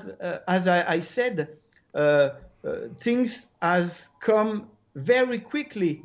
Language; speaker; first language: English; non-native, learner; French